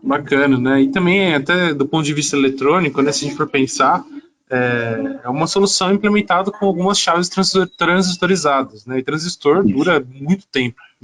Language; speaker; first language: Portuguese; native; Portuguese